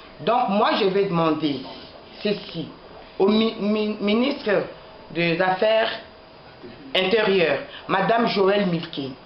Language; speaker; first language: French; non-native, local second language; Lingala